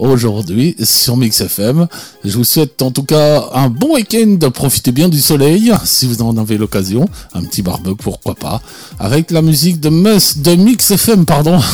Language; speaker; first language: French; native; French